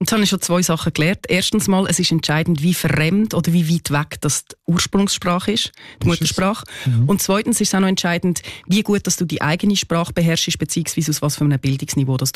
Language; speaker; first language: German; native; German